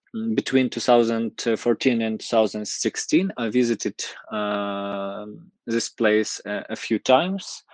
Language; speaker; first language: English; non-native, fluent; Ukrainian